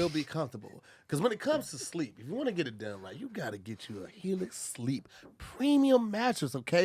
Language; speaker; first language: English; native; English